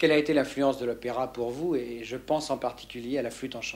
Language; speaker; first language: French; native; French